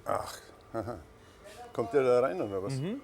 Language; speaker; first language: German; native; German